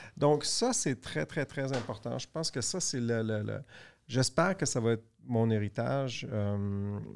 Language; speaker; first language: French; native; French